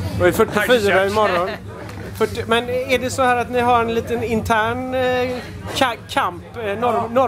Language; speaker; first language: Swedish; native; Swedish